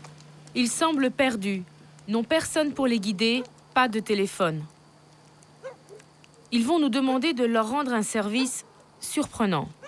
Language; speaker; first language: French; native; French